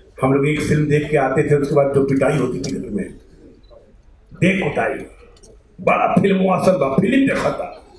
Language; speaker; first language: Hindi; native; Hindi